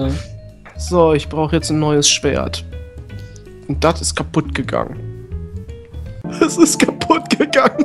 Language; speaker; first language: German; native; German